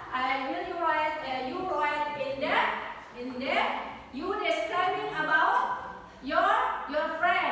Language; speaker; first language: English; non-native, learner; Indonesian